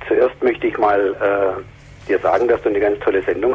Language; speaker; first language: German; native; German